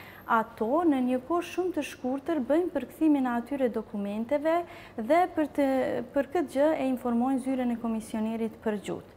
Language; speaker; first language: Albanian; native; Albanian